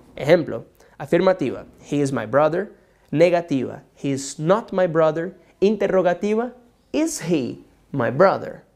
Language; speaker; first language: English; non-native, fluent; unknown